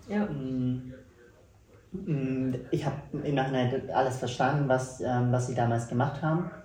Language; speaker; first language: German; non-native, fluent; Vietnamese